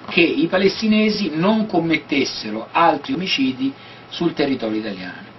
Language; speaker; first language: Italian; native; Italian